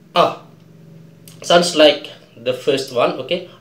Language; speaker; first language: English; non-native, fluent; Indonesian